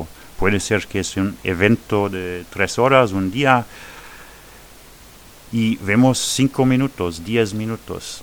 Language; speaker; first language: Spanish; non-native, fluent; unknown